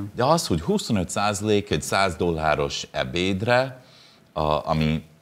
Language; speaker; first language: Hungarian; non-native, fluent; English